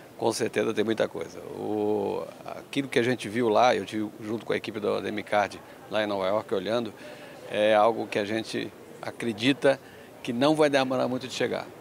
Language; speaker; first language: Portuguese; early bilingual, other home language; Spanish